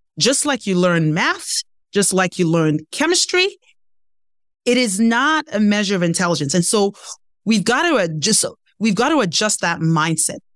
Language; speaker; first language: English; non-native, local second language; Ibibio